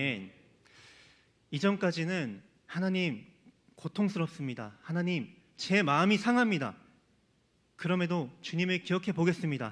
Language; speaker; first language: Korean; native; Korean